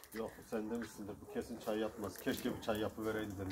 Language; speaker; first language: Turkish; native; Turkish